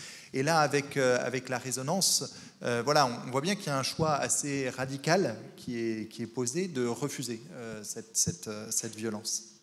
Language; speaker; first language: French; native; French